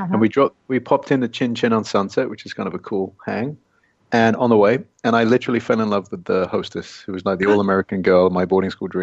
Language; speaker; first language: English; native; English